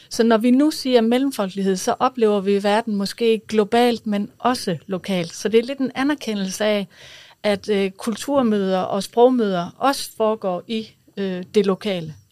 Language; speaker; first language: Danish; native; Danish